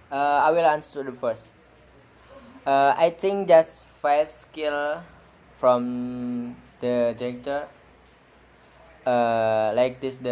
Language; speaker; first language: English; non-native, learner; Indonesian